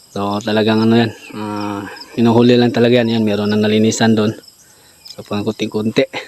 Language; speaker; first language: Filipino; non-native, local second language; Cebuano